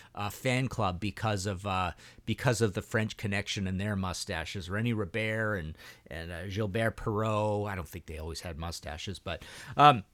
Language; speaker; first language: English; early bilingual, other home language; Russian